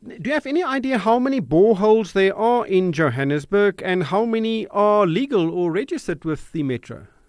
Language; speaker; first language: English; non-native, local second language; Afrikaans